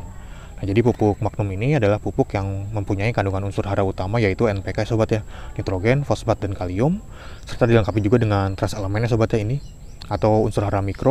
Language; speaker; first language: Indonesian; native; Indonesian